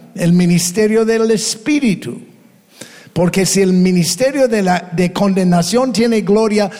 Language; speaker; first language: Spanish; non-native, fluent; English